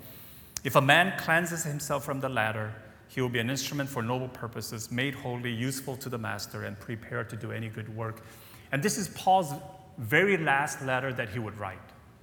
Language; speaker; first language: English; native; English